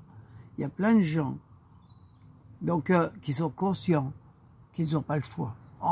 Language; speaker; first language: French; native; French